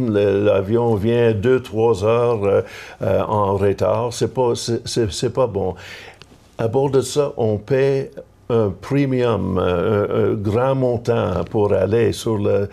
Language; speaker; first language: French; non-native, local second language; English